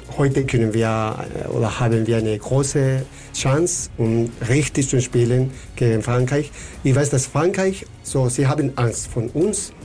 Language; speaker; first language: German; non-native, fluent; Spanish